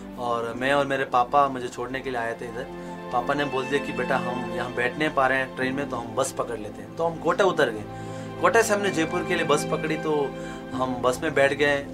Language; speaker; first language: Hindi; non-native, local second language; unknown